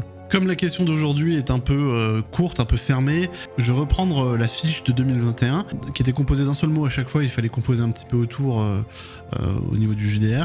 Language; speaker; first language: French; native; French